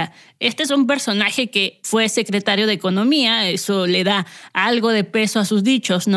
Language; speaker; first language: Spanish; native; Spanish